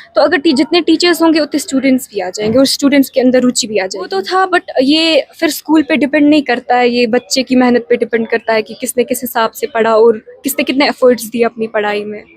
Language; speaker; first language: Hindi; non-native, local second language; Kashmiri